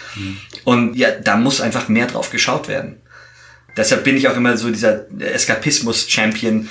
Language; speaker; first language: German; native; German